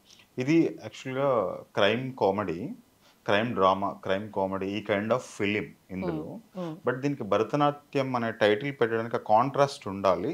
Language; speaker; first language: Telugu; native; Telugu